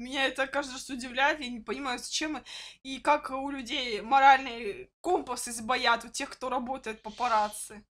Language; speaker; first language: Russian; native; Russian